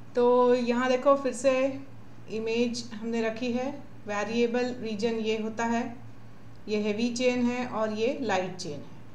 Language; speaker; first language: Hindi; non-native, local second language; Marathi